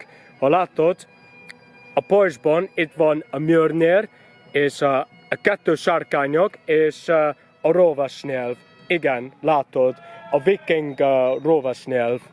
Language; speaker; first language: Hungarian; non-native, learner; English